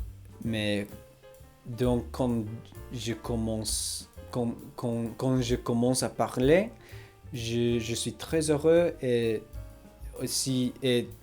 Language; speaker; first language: French; non-native, learner; English